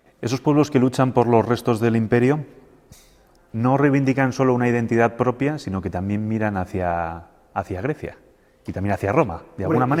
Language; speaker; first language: Spanish; native; Spanish